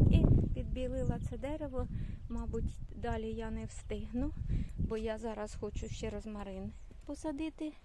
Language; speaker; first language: Ukrainian; non-native, local second language; Russian